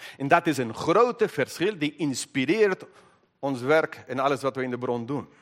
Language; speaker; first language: Dutch; non-native, fluent; English